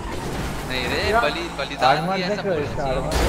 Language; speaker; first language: Hindi; native; Hindi